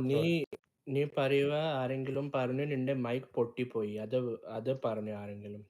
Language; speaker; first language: Malayalam; early bilingual, heritage; Malayalam